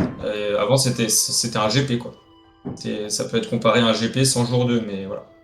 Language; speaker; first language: French; native; French